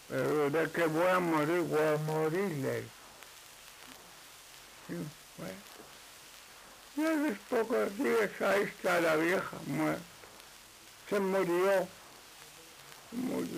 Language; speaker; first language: Spanish; non-native, local second language; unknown